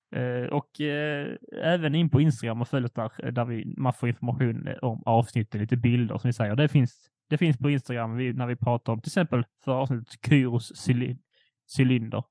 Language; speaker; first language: Swedish; early bilingual, other home language; Polish